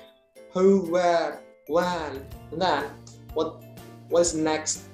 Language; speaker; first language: English; non-native, learner; Indonesian